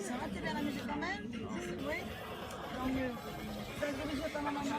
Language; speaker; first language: French; native; French